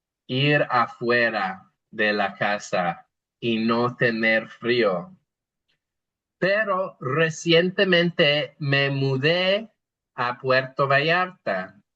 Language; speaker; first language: Spanish; non-native, fluent; English